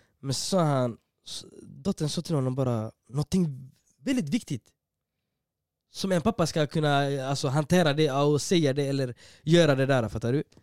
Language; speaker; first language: Swedish; early bilingual, other home language; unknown